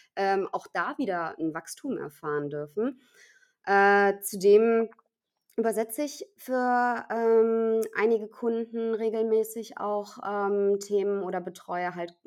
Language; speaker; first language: German; native; German